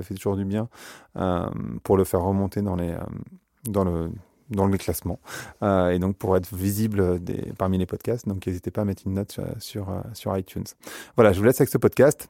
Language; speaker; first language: French; native; French